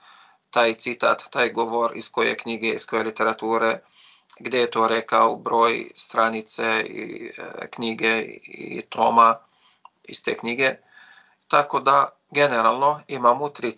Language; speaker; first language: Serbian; non-native, fluent; Arabic